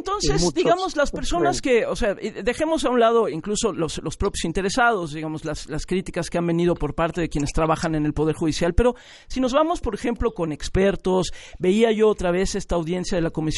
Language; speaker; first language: Spanish; native; Spanish